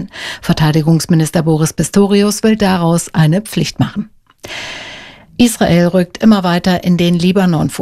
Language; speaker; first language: German; native; German